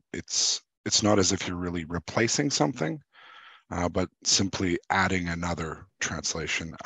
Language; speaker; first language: English; native; English